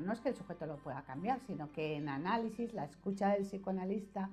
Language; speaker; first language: Spanish; native; Spanish